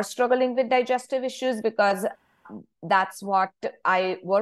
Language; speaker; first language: English; non-native, local second language; Marathi